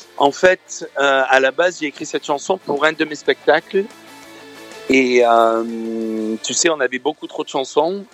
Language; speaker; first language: French; native; French